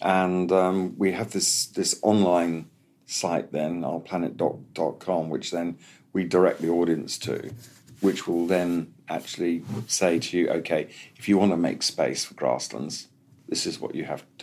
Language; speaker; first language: English; native; English